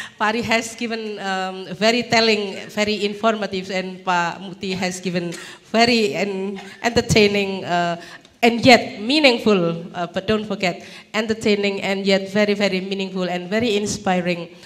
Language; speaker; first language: English; non-native, fluent; Indonesian